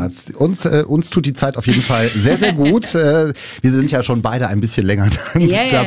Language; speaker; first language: German; native; German